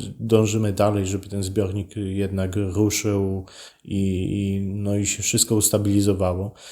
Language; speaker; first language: Polish; native; Polish